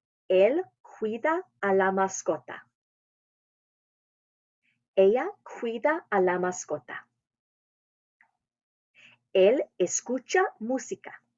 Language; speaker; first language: Spanish; non-native, fluent; English